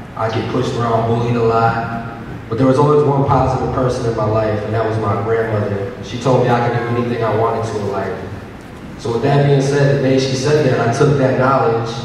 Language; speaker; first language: English; native; English